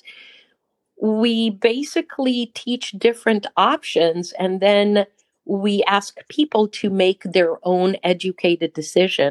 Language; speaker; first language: English; non-native, fluent; Hebrew